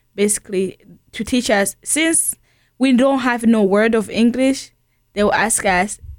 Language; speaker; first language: English; early bilingual, other home language; Rundi